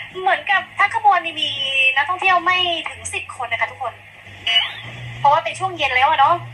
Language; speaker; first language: Thai; native; Thai